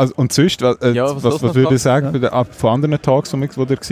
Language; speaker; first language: German; native; German